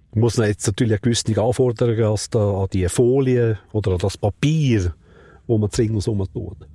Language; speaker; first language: Swiss German; native; Swiss German